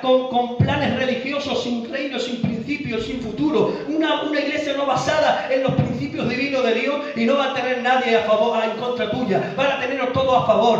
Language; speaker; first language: Spanish; native; Spanish